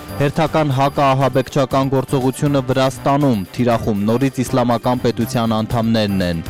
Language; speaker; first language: Armenian; native; Armenian